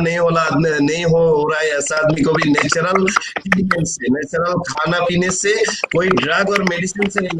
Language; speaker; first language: Hindi; non-native, learner; Bangla